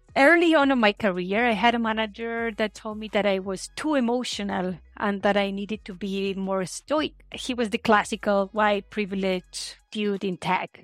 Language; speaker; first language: English; non-native, fluent; Spanish